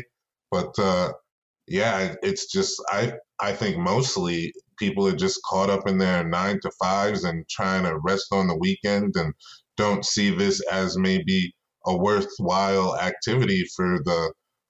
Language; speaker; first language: English; native; English